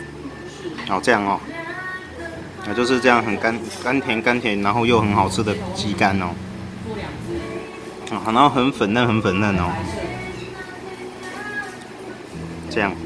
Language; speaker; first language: Chinese; native; Chinese